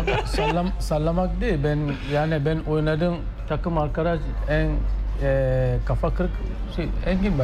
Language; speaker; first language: Turkish; non-native, learner; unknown